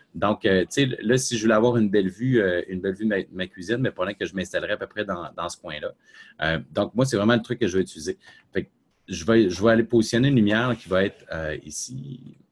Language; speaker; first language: French; native; French